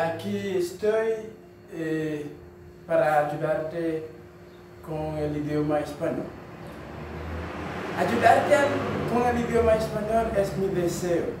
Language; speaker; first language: Spanish; non-native, fluent; Haitian Creole